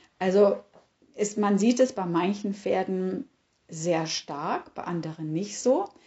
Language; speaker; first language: German; native; German